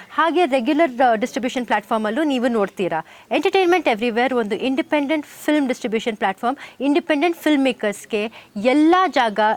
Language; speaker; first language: Kannada; non-native, local second language; Tamil